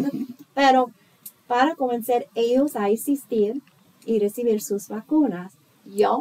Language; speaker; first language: Spanish; non-native, fluent; English